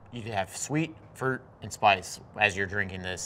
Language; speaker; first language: English; native; English